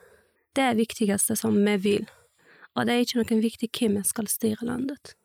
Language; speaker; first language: Norwegian; non-native, learner; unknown